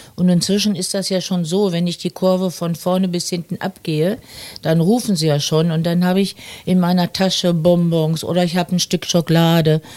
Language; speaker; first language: German; native; German